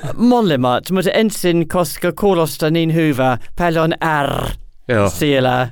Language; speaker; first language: Finnish; non-native, learner; English